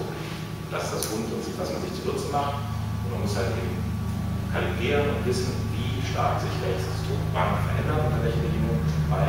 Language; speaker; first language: German; native; German